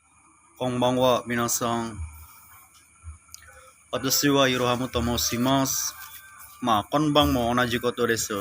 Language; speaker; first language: Japanese; non-native, learner; Indonesian